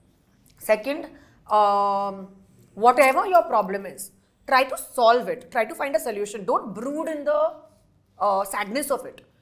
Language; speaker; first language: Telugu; non-native, local second language; Hindi